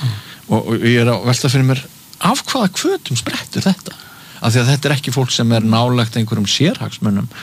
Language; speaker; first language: Icelandic; native; Icelandic